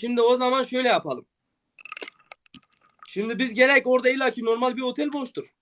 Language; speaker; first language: Turkish; native; Turkish